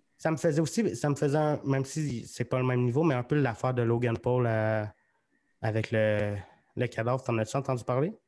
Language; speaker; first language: French; native; French